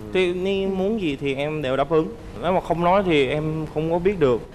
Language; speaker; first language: Vietnamese; early bilingual, other home language; Korean